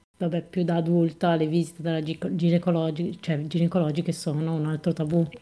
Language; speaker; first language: Italian; native; Italian